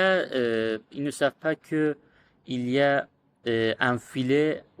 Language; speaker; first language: French; non-native, learner; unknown